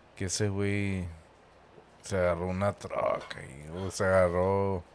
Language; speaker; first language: Spanish; early bilingual, heritage; Spanish